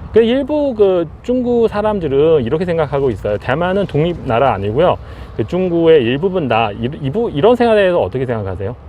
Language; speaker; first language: Korean; non-native, fluent; Chinese